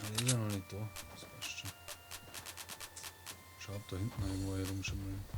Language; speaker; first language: German; native; German